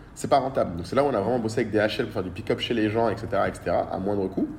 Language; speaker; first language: French; non-native, local second language; Bambara